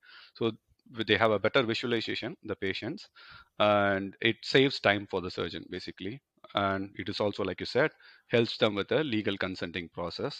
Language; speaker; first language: English; non-native, local second language; Tamil